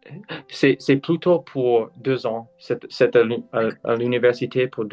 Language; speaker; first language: French; non-native, learner; English